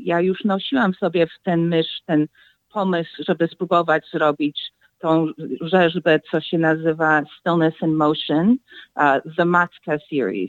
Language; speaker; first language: Polish; early bilingual, heritage; Polish